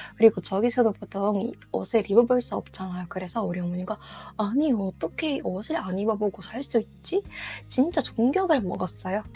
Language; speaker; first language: Korean; non-native, fluent; Russian